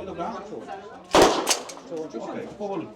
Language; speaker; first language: Polish; non-native, learner; French